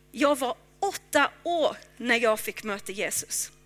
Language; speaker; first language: Swedish; non-native, fluent; English